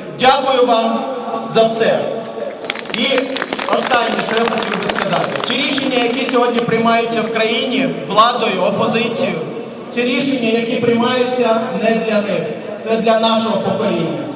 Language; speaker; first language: Ukrainian; early bilingual, other home language; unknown